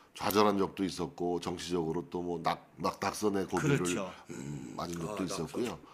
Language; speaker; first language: Korean; native; Korean